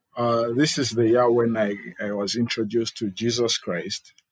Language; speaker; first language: English; non-native, local second language; Ganda